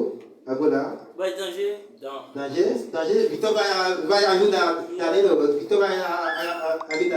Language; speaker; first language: French; non-native, learner; Haitian Creole